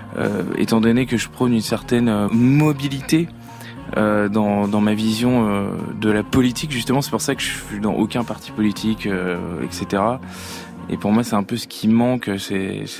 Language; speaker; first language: French; native; French